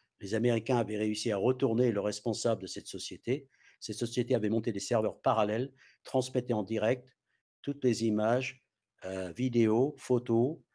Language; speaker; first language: French; non-native, fluent; English